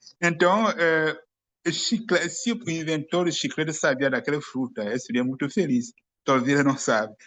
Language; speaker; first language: Portuguese; non-native, fluent; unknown